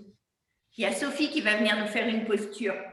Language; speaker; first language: French; native; French